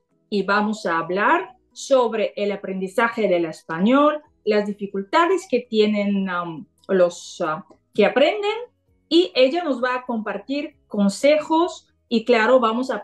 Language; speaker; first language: Spanish; non-native, fluent; Bulgarian